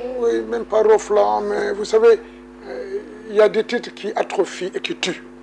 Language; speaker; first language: French; non-native, local second language; Wolof